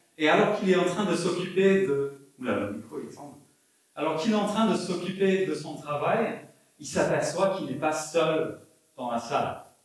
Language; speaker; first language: French; non-native, fluent; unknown